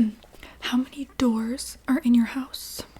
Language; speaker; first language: English; native; English